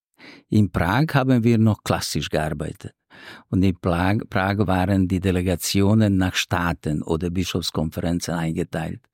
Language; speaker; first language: German; non-native, fluent; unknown